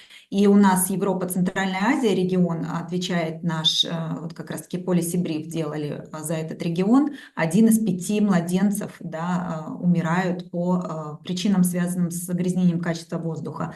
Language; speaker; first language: Russian; native; Russian